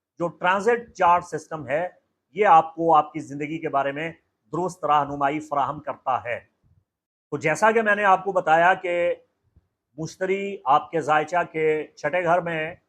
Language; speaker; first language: Urdu; native; Urdu